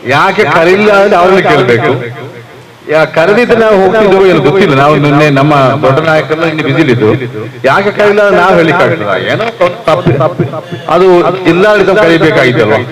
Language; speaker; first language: Kannada; native; Kannada